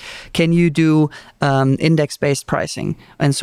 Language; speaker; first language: English; non-native, fluent; German